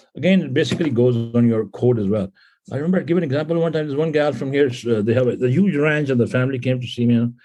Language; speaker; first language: English; non-native, local second language; Punjabi